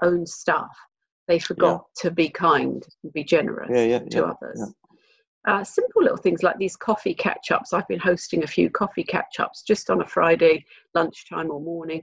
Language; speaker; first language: English; native; English